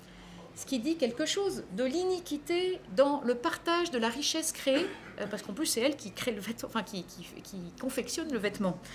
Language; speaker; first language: French; native; French